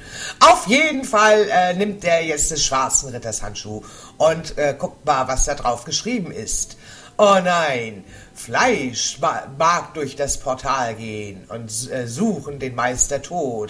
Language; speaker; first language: German; native; German